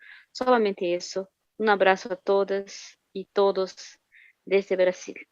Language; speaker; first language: Spanish; non-native, fluent; Portuguese